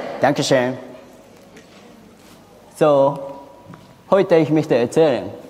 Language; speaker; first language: German; non-native, learner; Japanese